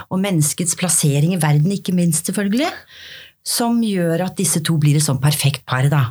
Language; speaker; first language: Norwegian; native; Norwegian